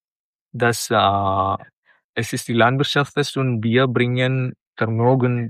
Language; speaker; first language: German; non-native, learner; Malayalam